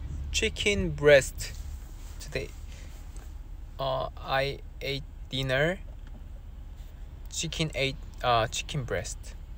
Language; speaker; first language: English; non-native, learner; Korean